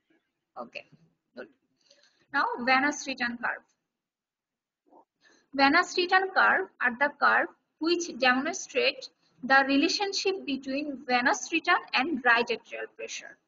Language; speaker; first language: English; non-native, local second language; Bangla